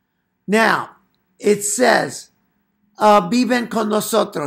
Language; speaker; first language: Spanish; non-native, fluent; English